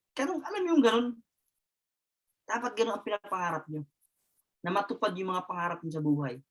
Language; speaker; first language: Filipino; non-native, local second language; Cebuano